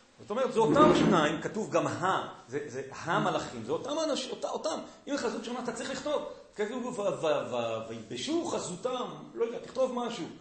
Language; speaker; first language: Hebrew; native; Hebrew